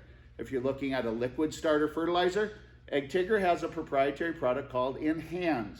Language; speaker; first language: English; native; English